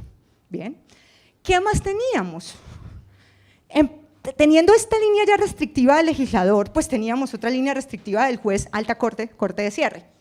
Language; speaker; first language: Spanish; native; Spanish